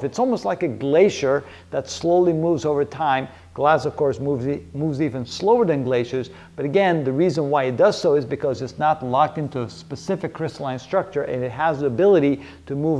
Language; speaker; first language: English; non-native, fluent; Dutch